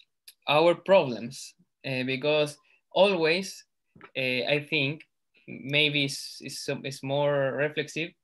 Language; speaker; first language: English; non-native, learner; Spanish